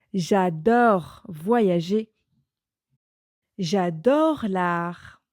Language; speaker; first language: French; non-native, fluent; English